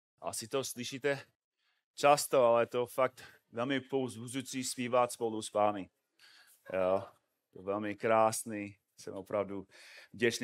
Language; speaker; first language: Czech; non-native, fluent; English